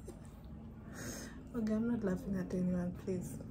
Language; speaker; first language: English; non-native, local second language; Gusii